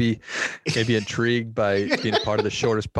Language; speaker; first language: English; native; English